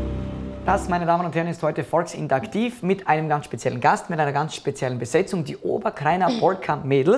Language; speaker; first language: German; native; German